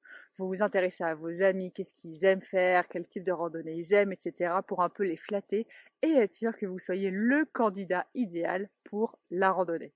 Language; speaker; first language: French; native; French